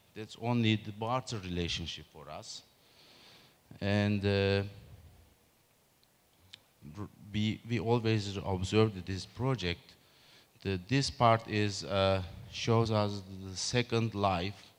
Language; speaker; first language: English; non-native, learner; Turkish